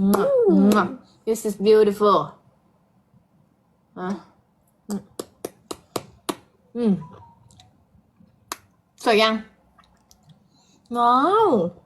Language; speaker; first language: English; non-native, learner; Thai